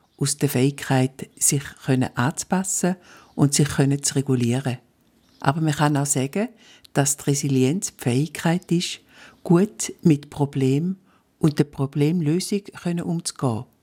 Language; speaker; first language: German; native; German